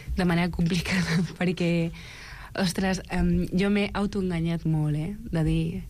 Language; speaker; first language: Catalan; early bilingual, other home language; Arabic